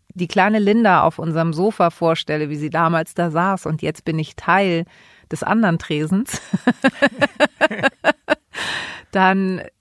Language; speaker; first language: German; early bilingual, other home language; Greek